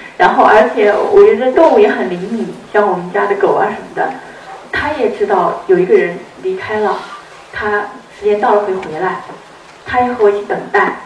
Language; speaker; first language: Chinese; native; Chinese